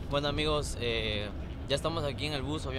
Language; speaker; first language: Spanish; native; Spanish